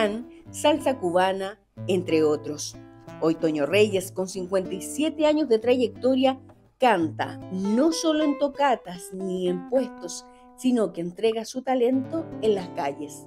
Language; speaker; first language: Spanish; native; Spanish